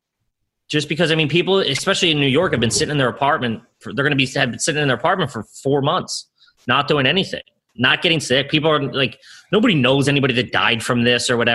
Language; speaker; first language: English; native; English